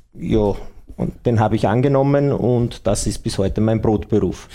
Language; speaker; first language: German; native; German